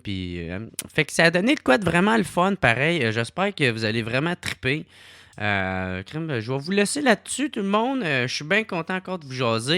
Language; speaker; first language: French; native; French